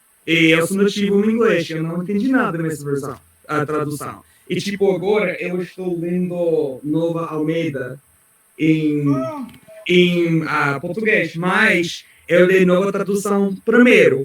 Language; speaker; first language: Portuguese; non-native, learner; English